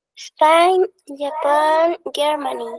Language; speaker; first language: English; non-native, fluent; Spanish